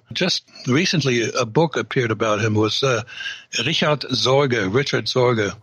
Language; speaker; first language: English; non-native, fluent; German